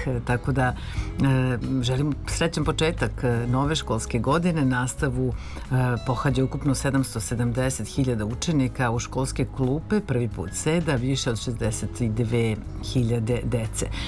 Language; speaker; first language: Serbian; native; Serbian